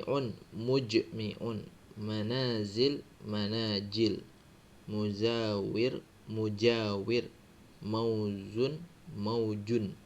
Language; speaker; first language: Arabic; non-native, fluent; Indonesian